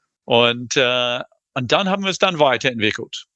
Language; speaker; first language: German; non-native, fluent; English